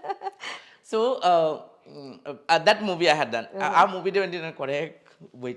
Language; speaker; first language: Malayalam; non-native, fluent; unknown